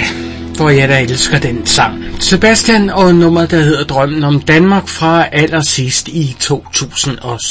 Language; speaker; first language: Danish; native; Danish